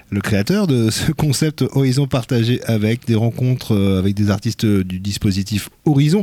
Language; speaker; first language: French; native; French